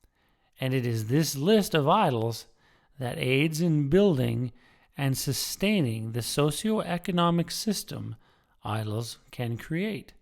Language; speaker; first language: English; native; English